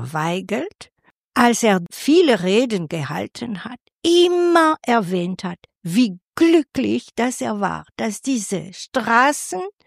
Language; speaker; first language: German; non-native, fluent; French